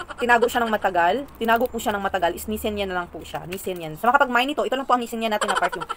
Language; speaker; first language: Filipino; native; Filipino